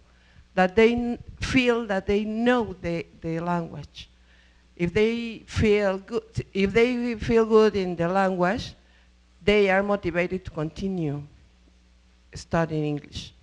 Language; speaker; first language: English; non-native, learner; Spanish